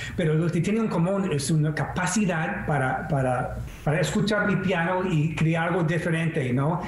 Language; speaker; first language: Spanish; non-native, fluent; English